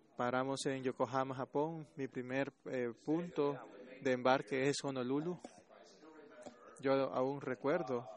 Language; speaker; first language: Spanish; non-native, fluent; Chinese